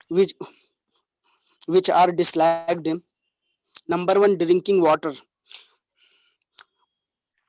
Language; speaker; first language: English; non-native, learner; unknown